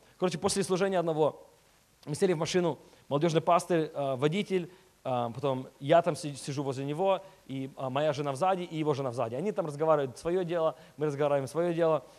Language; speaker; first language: Russian; early bilingual, heritage; Russian